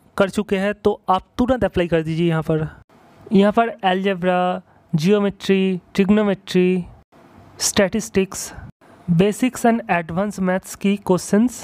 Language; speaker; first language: Hindi; non-native, local second language; Bangla